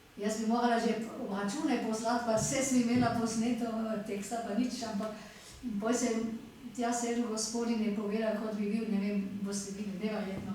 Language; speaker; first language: Slovenian; native; Slovenian